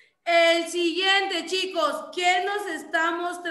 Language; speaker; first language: Spanish; native; Spanish